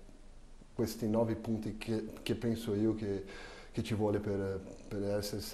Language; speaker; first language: Italian; non-native, fluent; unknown